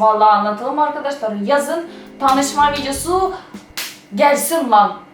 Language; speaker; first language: Turkish; non-native, fluent; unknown